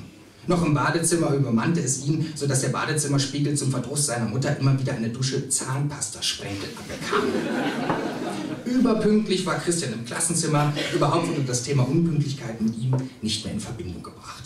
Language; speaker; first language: German; native; German